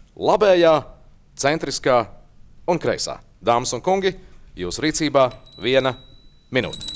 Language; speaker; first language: Latvian; native; Latvian